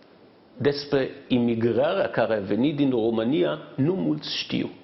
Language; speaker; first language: Romanian; non-native, fluent; Hebrew